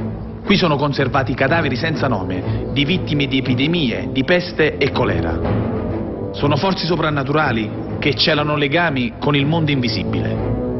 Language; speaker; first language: Italian; native; Italian